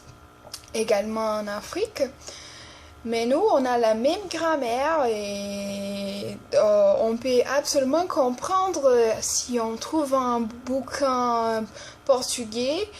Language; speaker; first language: French; non-native, fluent; Portuguese